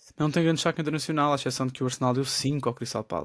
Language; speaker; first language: Portuguese; native; Portuguese